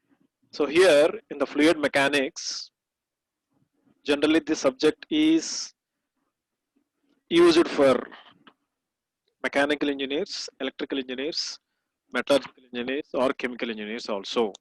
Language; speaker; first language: English; non-native, local second language; Telugu